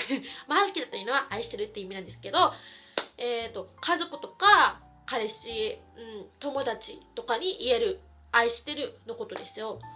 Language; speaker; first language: Japanese; non-native, fluent; Filipino